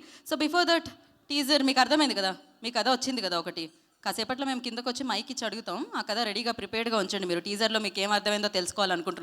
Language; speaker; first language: Telugu; native; Telugu